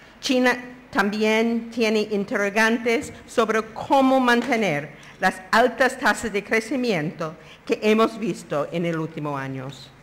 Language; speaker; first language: Spanish; non-native, fluent; English